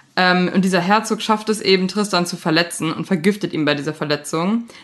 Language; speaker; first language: German; native; German